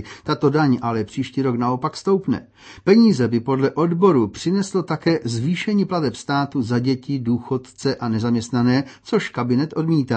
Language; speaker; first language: Czech; native; Czech